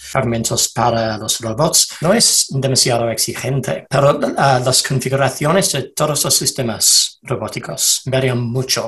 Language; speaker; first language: Spanish; non-native, learner; English